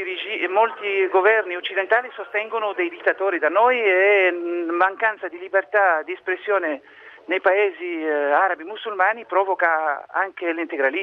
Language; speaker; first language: Italian; non-native, fluent; Arabic